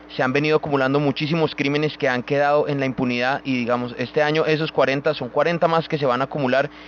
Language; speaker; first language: Spanish; native; Spanish